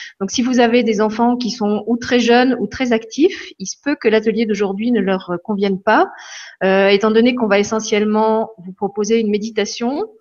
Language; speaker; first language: French; native; French